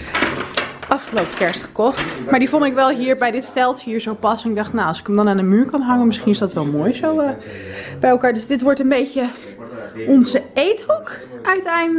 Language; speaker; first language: Dutch; native; Dutch